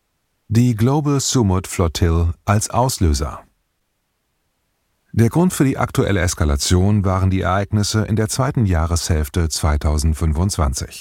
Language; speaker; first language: German; native; German